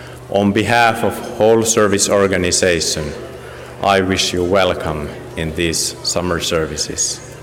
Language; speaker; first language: English; non-native, learner; Finnish